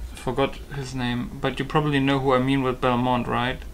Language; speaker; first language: English; non-native, fluent; German